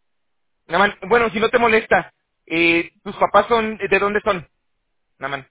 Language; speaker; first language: Spanish; native; Spanish